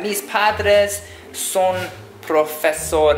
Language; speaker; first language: Spanish; non-native, learner; English